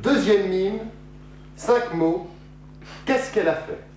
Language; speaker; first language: French; native; French